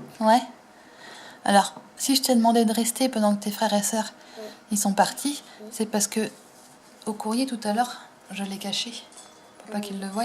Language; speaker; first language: French; native; French